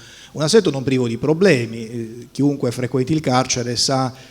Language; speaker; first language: Italian; native; Italian